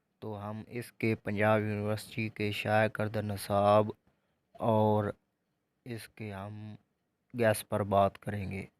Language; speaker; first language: Urdu; non-native, local second language; Punjabi